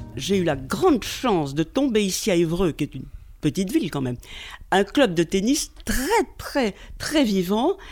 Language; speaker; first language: French; native; French